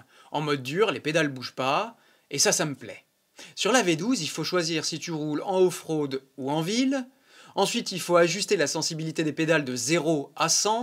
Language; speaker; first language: French; native; French